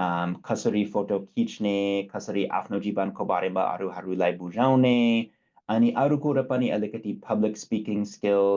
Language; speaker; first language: Nepali; non-native, fluent; English